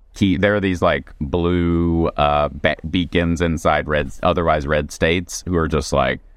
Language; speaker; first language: English; native; English